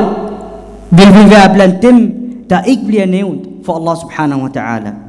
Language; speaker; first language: Danish; non-native, fluent; Arabic